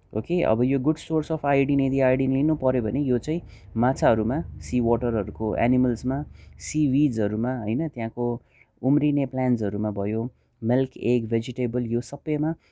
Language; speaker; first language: Nepali; non-native, local second language; Hindi